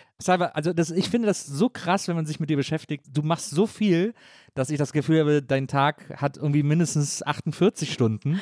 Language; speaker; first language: German; native; German